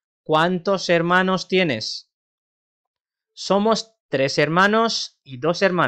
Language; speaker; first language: Spanish; non-native, fluent; Urdu